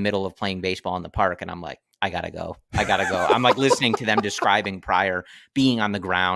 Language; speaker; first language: English; native; English